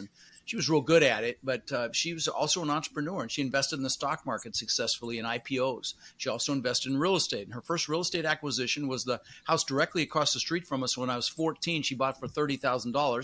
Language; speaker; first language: English; early bilingual, other home language; Dutch